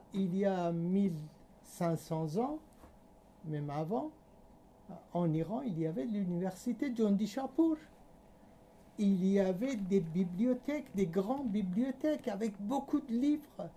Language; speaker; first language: French; non-native, fluent; Persian